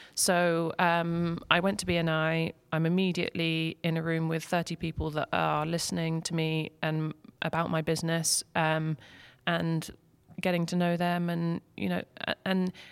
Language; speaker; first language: English; native; English